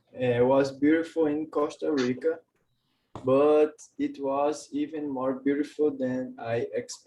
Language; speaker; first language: English; non-native, learner; Portuguese